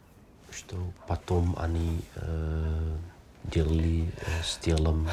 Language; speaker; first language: Russian; non-native, fluent; Dutch